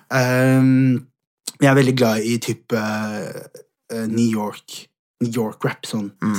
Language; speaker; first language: Norwegian; early bilingual, other home language; Somali